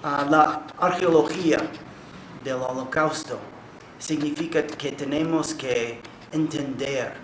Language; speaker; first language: Spanish; non-native, fluent; English